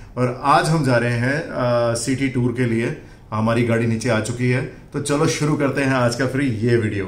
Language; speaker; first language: Hindi; non-native, local second language; Punjabi